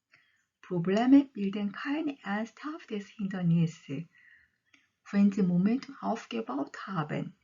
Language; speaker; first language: German; non-native, fluent; Korean